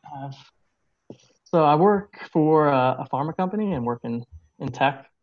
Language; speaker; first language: English; native; English